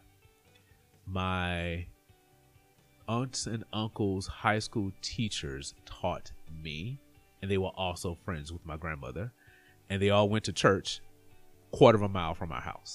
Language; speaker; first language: English; native; English